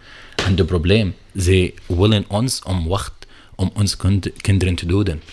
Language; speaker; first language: Dutch; non-native, learner; Arabic